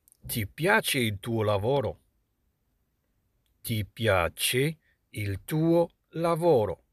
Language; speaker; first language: Italian; non-native, fluent; Arabic